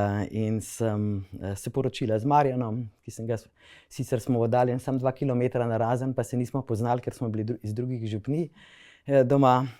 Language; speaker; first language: Slovenian; native; Slovenian